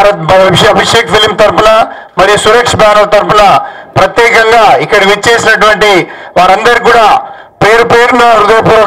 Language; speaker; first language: Telugu; native; Telugu